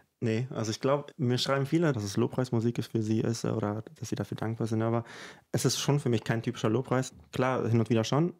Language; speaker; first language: German; early bilingual, other home language; Ukrainian